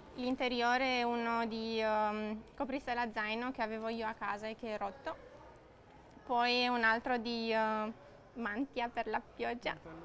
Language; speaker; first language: Italian; non-native, fluent; Romanian